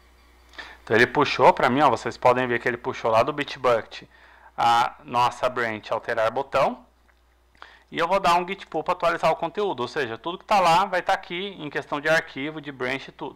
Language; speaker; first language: Portuguese; native; Portuguese